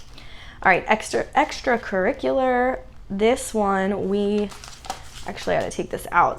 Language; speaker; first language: English; native; English